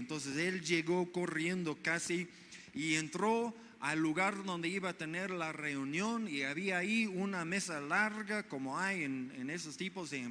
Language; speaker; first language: Spanish; non-native, fluent; English